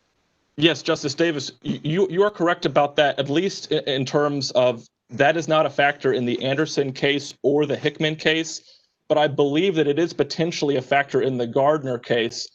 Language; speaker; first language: English; native; English